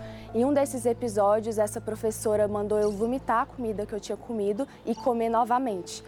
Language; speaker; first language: Portuguese; early bilingual, other home language; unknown